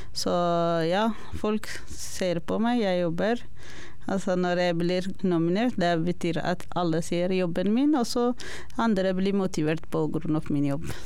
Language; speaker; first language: Norwegian; non-native, learner; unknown